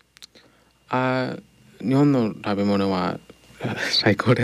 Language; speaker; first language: Japanese; non-native, learner; English